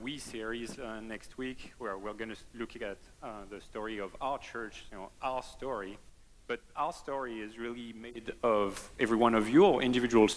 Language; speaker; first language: English; non-native, fluent; French